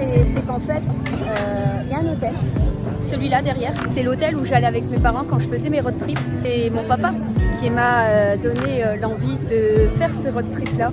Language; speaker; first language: French; native; French